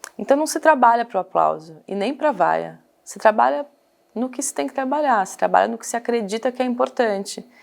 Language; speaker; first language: Portuguese; native; Portuguese